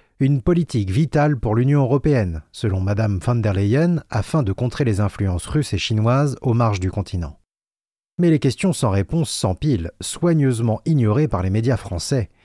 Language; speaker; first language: French; native; French